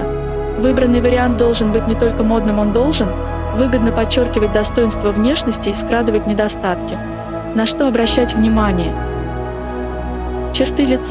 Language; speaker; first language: Russian; native; Russian